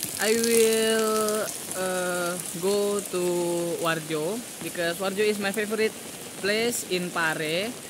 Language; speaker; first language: English; non-native, learner; Indonesian